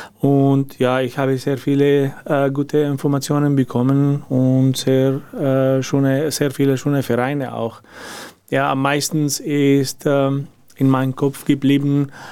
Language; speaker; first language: German; non-native, learner; Arabic